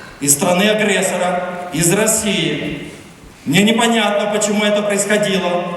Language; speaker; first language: Russian; non-native, local second language; Ukrainian